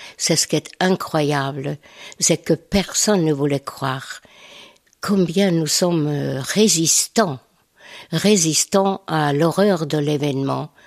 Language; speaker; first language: French; non-native, fluent; Hungarian